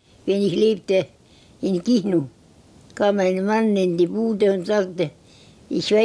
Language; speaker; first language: German; non-native, learner; Estonian